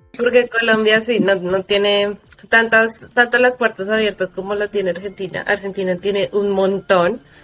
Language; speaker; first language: Spanish; native; Spanish